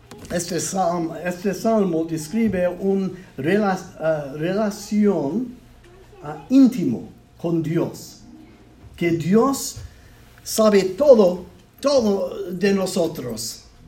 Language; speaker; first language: Spanish; non-native, learner; English